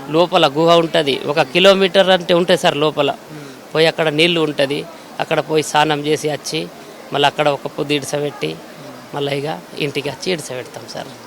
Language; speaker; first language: Telugu; non-native, local second language; Gondi